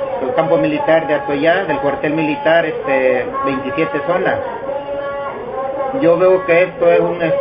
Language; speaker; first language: Spanish; native; Spanish